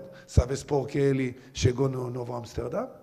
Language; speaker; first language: Portuguese; non-native, learner; Hebrew